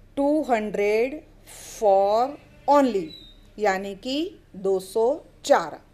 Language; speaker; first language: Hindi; non-native, local second language; Gujarati